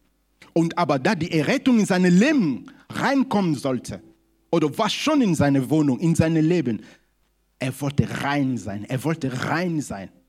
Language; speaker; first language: German; non-native, fluent; Lingala